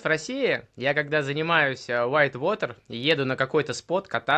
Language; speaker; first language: Russian; native; Russian